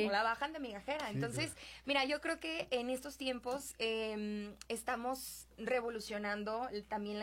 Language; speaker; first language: Spanish; native; Spanish